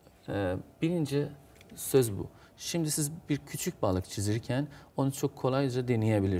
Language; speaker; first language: Turkish; non-native, fluent; Azerbaijani